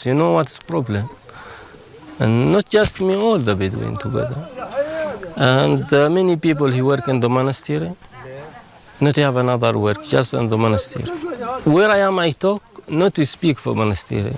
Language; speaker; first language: English; non-native, learner; Arabic